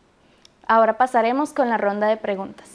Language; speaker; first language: Spanish; native; Spanish